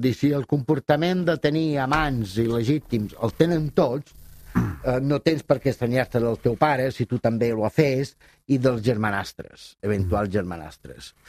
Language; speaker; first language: Catalan; non-native, fluent; Italian